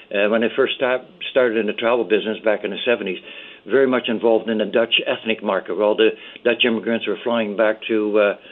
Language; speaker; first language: English; early bilingual, other home language; Dutch